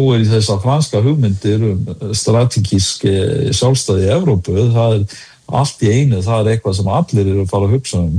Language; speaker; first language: Icelandic; early bilingual, other home language; Danish